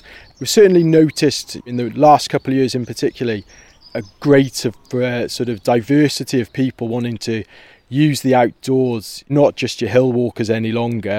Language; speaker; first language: English; native; English